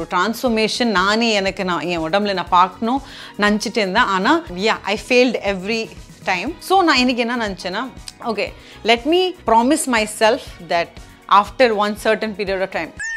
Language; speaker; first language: Tamil; non-native, local second language; Assamese